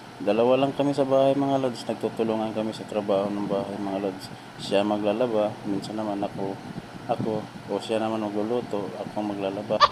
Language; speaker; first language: Filipino; non-native, local second language; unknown